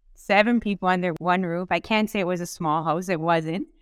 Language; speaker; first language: English; native; English